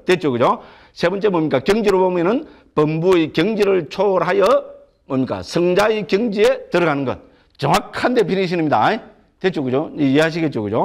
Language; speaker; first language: Korean; native; Korean